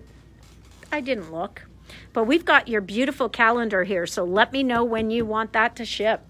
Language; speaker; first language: English; native; English